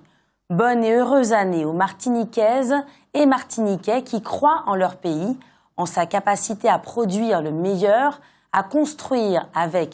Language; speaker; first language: French; native; French